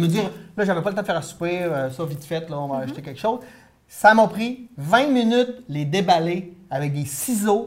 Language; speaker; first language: French; native; French